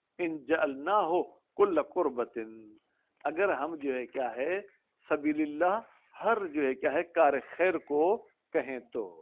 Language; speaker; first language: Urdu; non-native, local second language; Sindhi